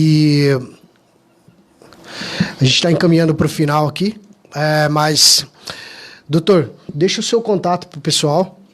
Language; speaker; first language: Portuguese; native; Portuguese